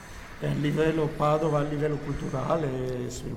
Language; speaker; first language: Italian; non-native, fluent; French